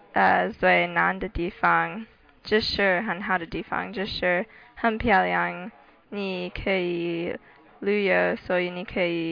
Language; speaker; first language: Chinese; non-native, learner; English